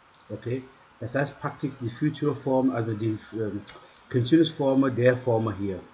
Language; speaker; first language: German; native; German